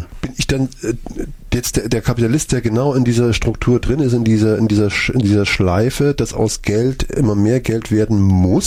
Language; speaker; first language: German; native; German